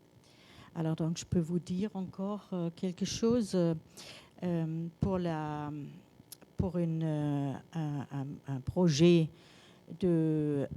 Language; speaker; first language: French; non-native, learner; German